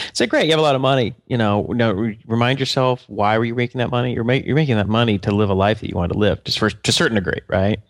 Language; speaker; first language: English; native; English